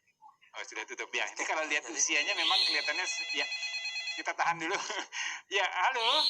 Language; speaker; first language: Indonesian; native; Indonesian